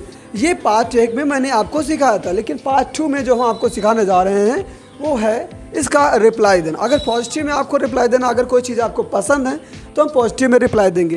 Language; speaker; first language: Hindi; native; Hindi